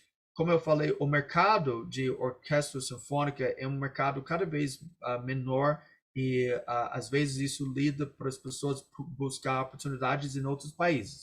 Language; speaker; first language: Portuguese; non-native, fluent; English